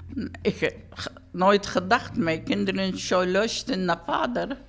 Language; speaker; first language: Dutch; non-native, learner; Turkish